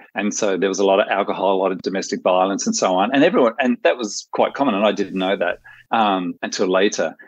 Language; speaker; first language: English; native; English